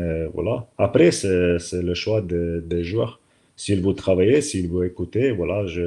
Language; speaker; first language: French; non-native, learner; Slovenian